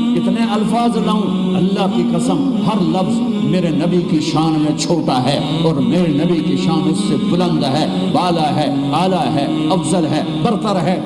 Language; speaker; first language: Urdu; non-native, local second language; Punjabi